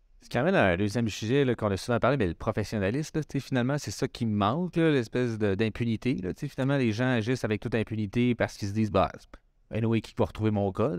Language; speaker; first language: French; native; French